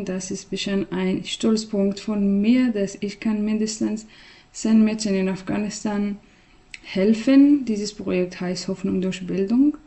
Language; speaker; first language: German; non-native, learner; Persian